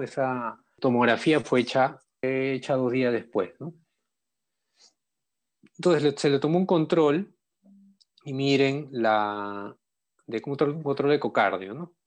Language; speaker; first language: Spanish; native; Spanish